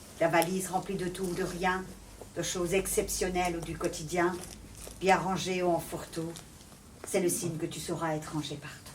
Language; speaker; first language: French; early bilingual, other home language; Persian